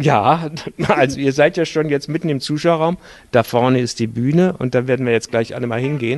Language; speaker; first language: German; native; German